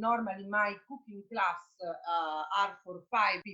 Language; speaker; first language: English; non-native, fluent; Italian